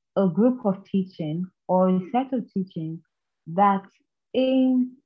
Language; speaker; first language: English; non-native, local second language; Igbo